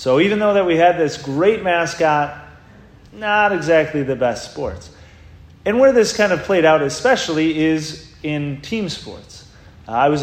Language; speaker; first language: English; native; English